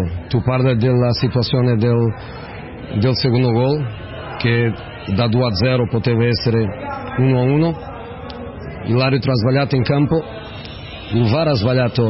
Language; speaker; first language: Italian; non-native, fluent; Portuguese